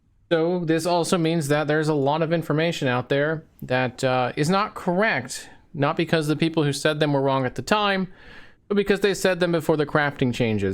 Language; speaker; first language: English; native; English